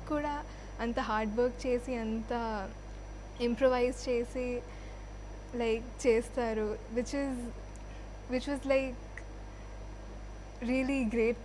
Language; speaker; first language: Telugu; non-native, fluent; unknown